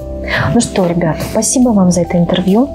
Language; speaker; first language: Russian; native; Russian